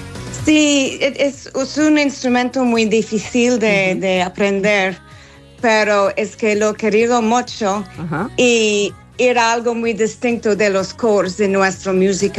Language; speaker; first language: Spanish; non-native, learner; English